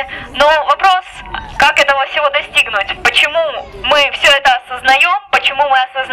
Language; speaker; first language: Russian; native; Russian